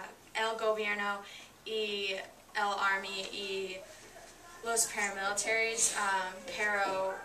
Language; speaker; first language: Spanish; non-native, learner; English